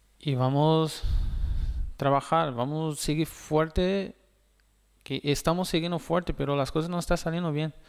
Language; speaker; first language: Spanish; non-native, fluent; Portuguese